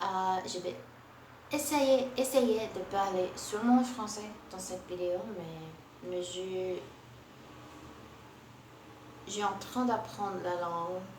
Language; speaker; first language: French; non-native, learner; Portuguese